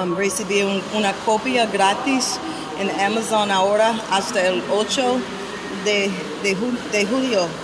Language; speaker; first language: Spanish; non-native, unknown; English